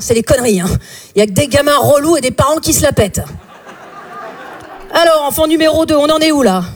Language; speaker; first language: French; native; French